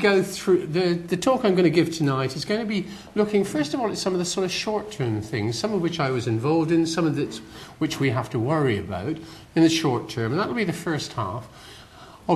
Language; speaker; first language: English; native; English